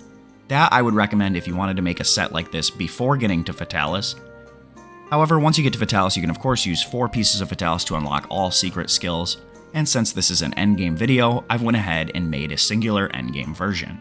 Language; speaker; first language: English; native; English